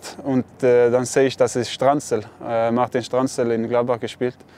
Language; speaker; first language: German; non-native, fluent; Norwegian